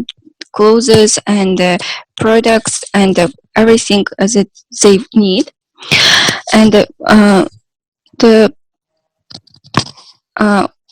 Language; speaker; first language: English; non-native, learner; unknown